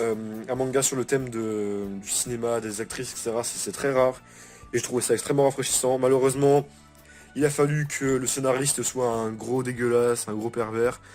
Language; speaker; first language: French; native; French